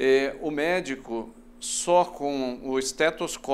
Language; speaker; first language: Portuguese; native; Portuguese